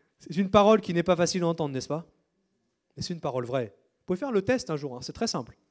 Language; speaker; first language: French; native; French